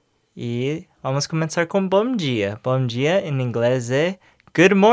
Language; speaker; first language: Portuguese; non-native, learner; English